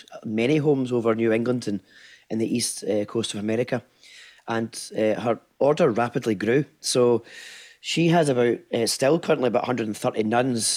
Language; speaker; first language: English; native; English